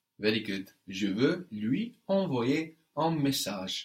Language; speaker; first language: French; non-native, fluent; English